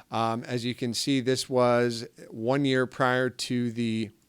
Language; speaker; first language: English; native; English